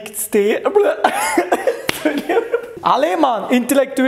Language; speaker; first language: Dutch; early bilingual, other home language; Turkish